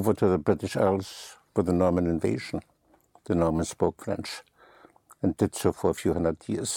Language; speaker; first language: English; non-native, fluent; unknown